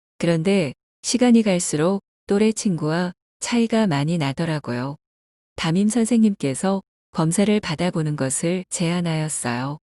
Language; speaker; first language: Korean; non-native, fluent; Chinese